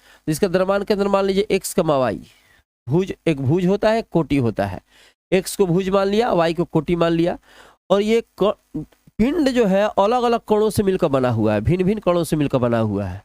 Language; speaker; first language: Hindi; non-native, local second language; Bhojpuri